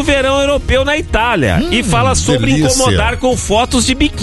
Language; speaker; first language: Portuguese; native; Portuguese